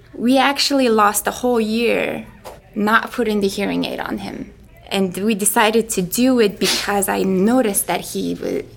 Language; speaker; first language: English; non-native, fluent; Mongolian